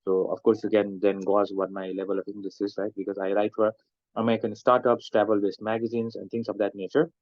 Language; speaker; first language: English; non-native, local second language; Nepali